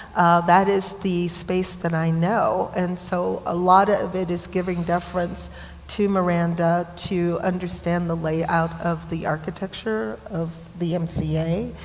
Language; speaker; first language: English; native; English